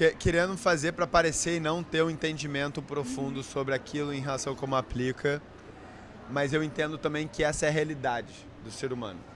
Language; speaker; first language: Portuguese; early bilingual, heritage; Portuguese